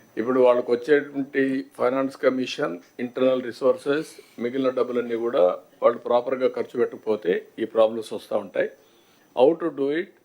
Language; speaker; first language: Telugu; native; Telugu